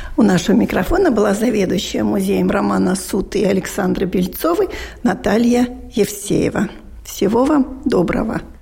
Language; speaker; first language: Russian; native; Russian